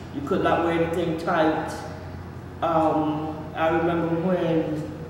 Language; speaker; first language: English; native; English